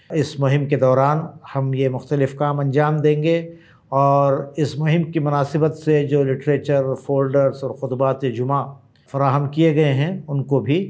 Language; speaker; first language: Hindi; non-native, local second language; Urdu